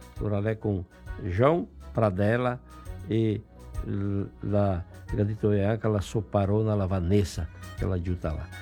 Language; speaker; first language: Italian; early bilingual, heritage; Venetian